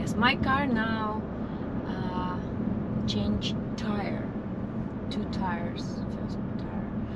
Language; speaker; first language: English; non-native, learner; Russian